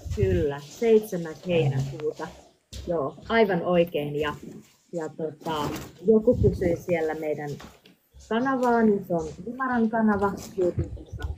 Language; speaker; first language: Finnish; native; Finnish